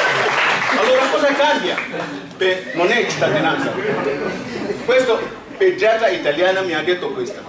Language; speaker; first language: Italian; non-native, learner; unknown